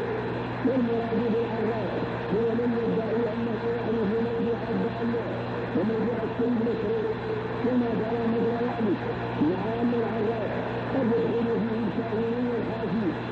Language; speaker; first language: Arabic; native; Arabic